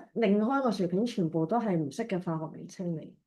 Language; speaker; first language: Cantonese; native; Cantonese